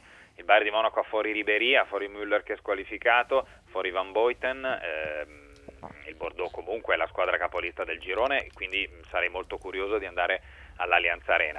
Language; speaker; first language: Italian; native; Italian